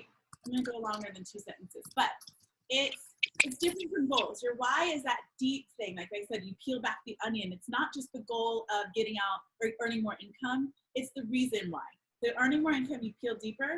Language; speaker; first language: English; native; English